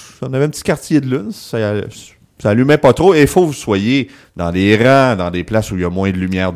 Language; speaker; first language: French; native; French